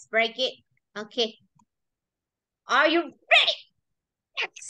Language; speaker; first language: English; non-native, learner; Vietnamese